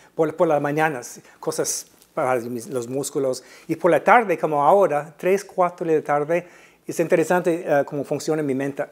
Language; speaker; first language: Spanish; non-native, fluent; English